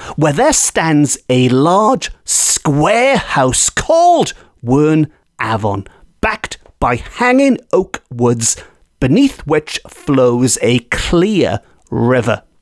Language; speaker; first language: English; native; English